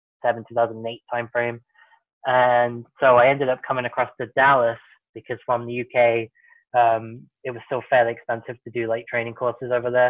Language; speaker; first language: English; native; English